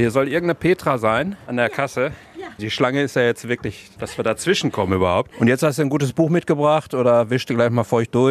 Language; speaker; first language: German; native; German